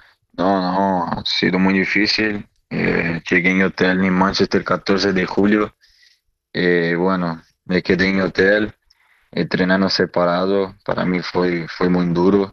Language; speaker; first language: Spanish; non-native, learner; Portuguese